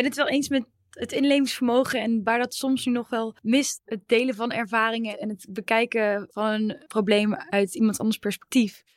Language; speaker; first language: Dutch; native; Dutch